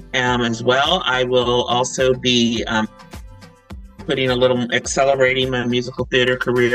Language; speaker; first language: English; native; English